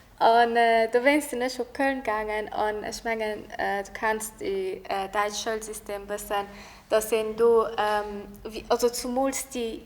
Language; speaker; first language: Luxembourgish; early bilingual, other home language; Persian